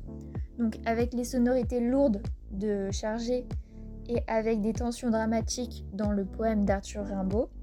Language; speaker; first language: French; native; French